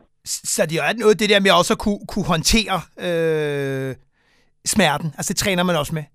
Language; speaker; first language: Danish; native; Danish